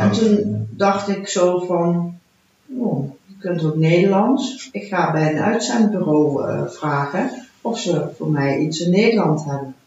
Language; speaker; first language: Dutch; early bilingual, heritage; Dutch